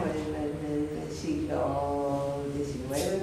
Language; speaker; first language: Spanish; non-native, learner; Slovenian